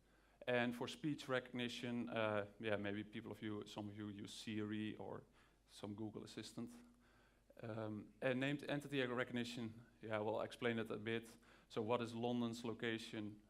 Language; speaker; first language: English; non-native, fluent; Dutch